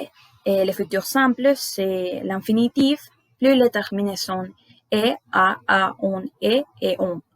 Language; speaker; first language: French; non-native, learner; Spanish